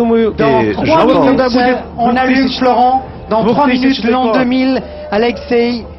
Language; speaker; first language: French; native; French